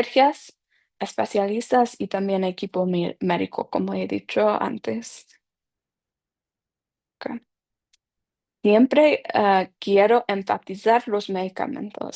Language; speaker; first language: Spanish; non-native, fluent; English